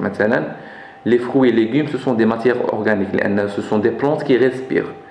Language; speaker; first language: French; non-native, local second language; Arabic